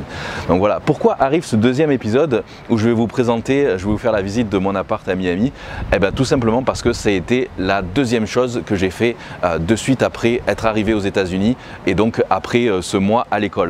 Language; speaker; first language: French; native; French